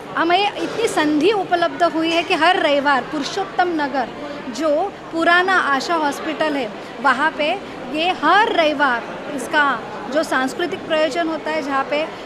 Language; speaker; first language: Hindi; non-native, local second language; Marathi